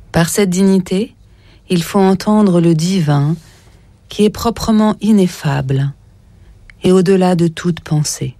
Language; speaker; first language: French; native; French